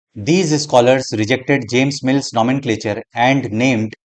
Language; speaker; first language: English; non-native, local second language; Hindi